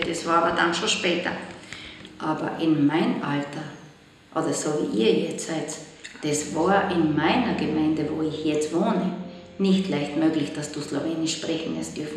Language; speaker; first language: German; non-native, local second language; Slovenian